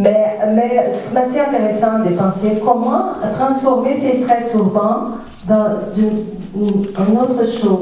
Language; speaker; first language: French; non-native, fluent; Portuguese